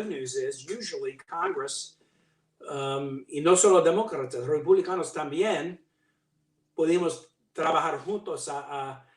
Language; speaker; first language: Spanish; non-native, learner; English